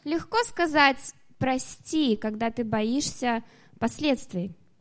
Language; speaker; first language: Russian; native; Russian